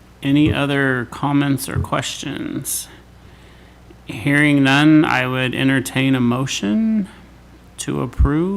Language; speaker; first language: English; native; English